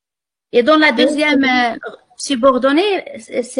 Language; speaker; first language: French; non-native, local second language; Arabic